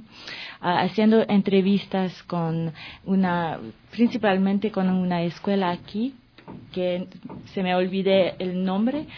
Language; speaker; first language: Spanish; non-native, fluent; French